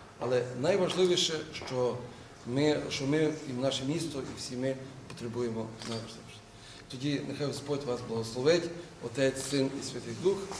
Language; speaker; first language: Ukrainian; native; Ukrainian